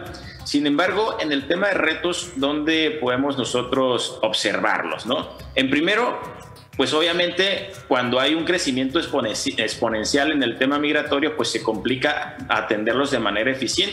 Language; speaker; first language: Spanish; native; Spanish